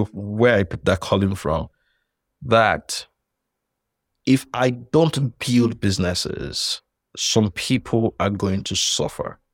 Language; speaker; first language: English; non-native, local second language; Yoruba